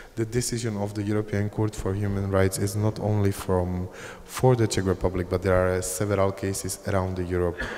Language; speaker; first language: English; non-native, fluent; Czech